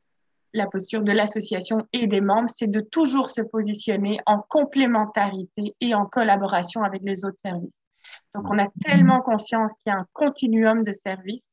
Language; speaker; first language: French; native; French